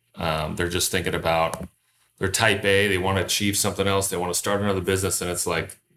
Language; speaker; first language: English; native; English